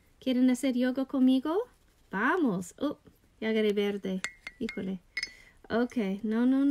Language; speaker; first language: Spanish; non-native, learner; English